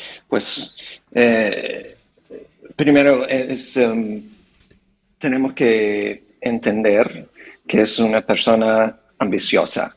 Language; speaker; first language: Spanish; non-native, fluent; English